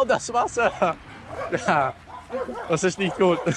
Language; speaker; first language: German; non-native, learner; Dutch